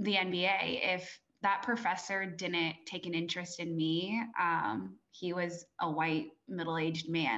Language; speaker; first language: English; native; English